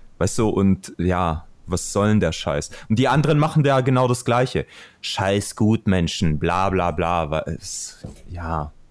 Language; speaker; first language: German; early bilingual, other home language; Albanian